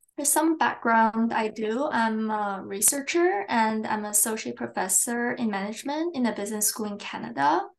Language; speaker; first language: English; non-native, fluent; Chinese